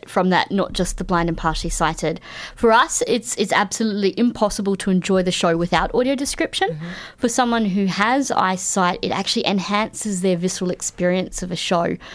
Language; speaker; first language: English; native; English